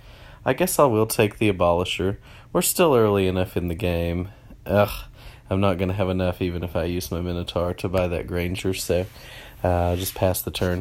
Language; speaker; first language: English; native; English